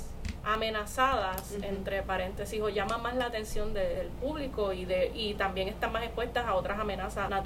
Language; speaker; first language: Spanish; native; Spanish